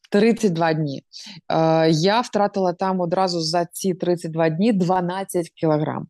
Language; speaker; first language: Ukrainian; non-native, local second language; Russian